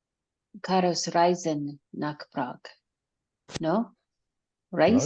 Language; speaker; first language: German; non-native, learner; English